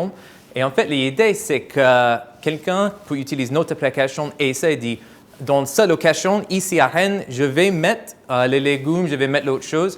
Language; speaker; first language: French; non-native, fluent; English